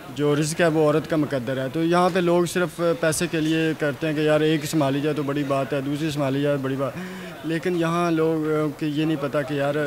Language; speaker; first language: Urdu; non-native, local second language; Punjabi